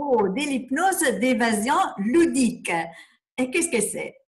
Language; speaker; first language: French; non-native, fluent; Italian